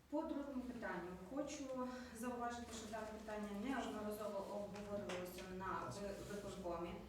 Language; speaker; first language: Ukrainian; native; Ukrainian